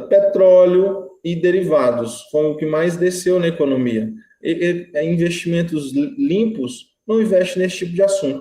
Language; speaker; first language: Portuguese; native; Portuguese